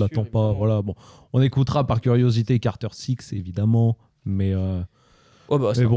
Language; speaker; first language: French; native; French